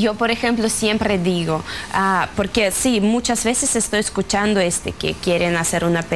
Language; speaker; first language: Spanish; non-native, fluent; Russian